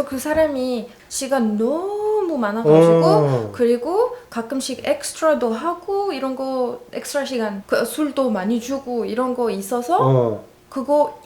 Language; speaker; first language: Korean; non-native, fluent; Arabic